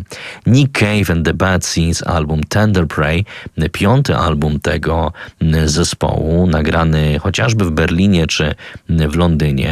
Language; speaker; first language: Polish; native; Polish